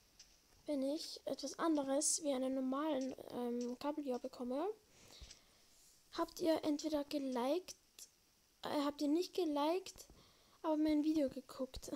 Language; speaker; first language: German; native; German